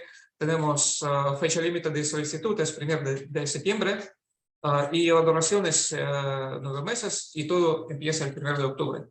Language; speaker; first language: Spanish; non-native, fluent; Russian